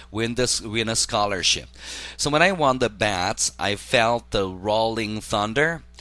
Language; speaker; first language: English; non-native, fluent; Korean